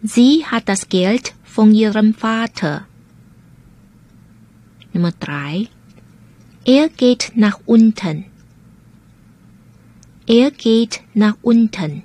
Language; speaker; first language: German; non-native, fluent; Chinese